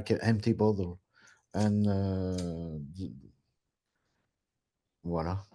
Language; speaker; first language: English; non-native, learner; French